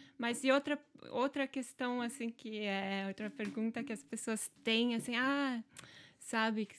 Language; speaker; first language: Portuguese; non-native, local second language; German